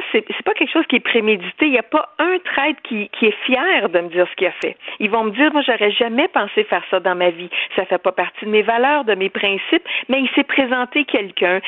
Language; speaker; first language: French; native; French